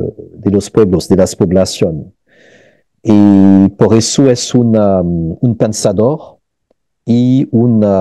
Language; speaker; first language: Spanish; non-native, fluent; French